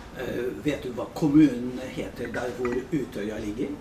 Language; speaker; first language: Norwegian; non-native, fluent; Polish